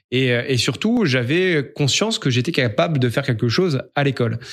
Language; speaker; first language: French; native; French